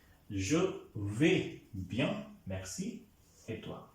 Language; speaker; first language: French; non-native, fluent; Hindi